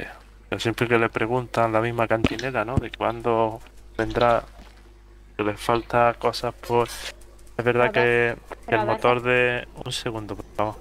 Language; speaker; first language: Spanish; native; Spanish